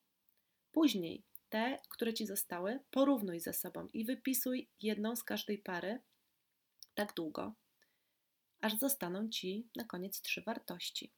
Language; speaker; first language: Polish; native; Polish